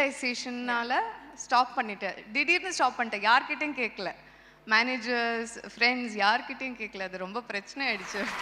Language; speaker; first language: Tamil; non-native, local second language; Malayalam